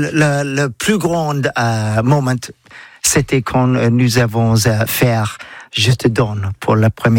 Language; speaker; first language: French; non-native, learner; English